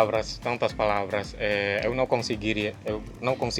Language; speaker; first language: Portuguese; non-native, fluent; Indonesian